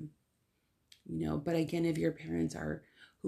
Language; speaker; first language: English; early bilingual, other home language; Spanish